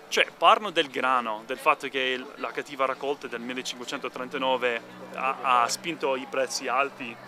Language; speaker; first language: Italian; non-native, fluent; English